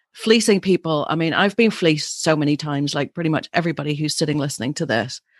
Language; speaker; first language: English; native; English